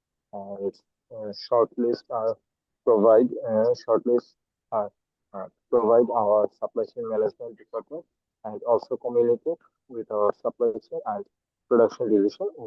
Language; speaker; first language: English; non-native, learner; Bangla